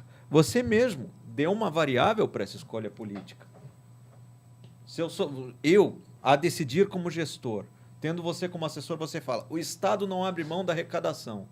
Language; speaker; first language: Portuguese; native; Portuguese